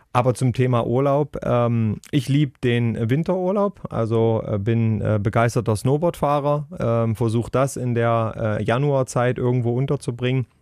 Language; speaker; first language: German; native; German